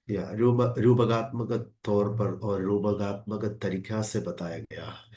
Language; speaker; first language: Hindi; non-native, local second language; Malayalam